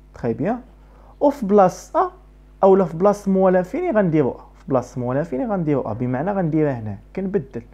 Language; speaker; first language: Arabic; native; Arabic